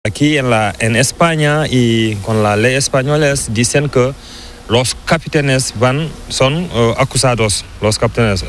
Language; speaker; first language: Spanish; non-native, learner; Fula